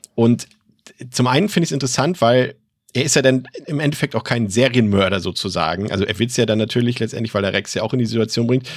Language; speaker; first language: German; native; German